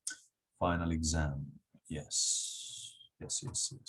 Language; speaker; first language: English; non-native, fluent; Spanish